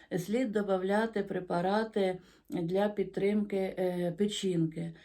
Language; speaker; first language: Ukrainian; non-native, local second language; Russian